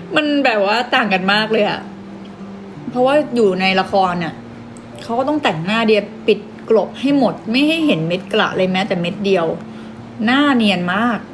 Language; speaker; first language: Thai; native; Thai